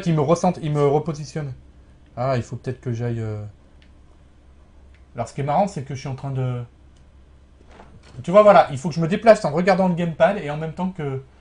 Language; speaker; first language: French; native; French